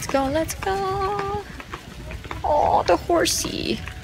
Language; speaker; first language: English; non-native, fluent; Indonesian